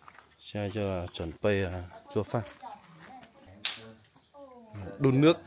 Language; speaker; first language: Chinese; non-native, learner; Vietnamese